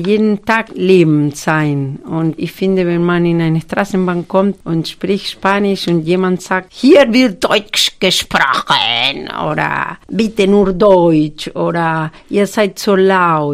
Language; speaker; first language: German; non-native, fluent; Spanish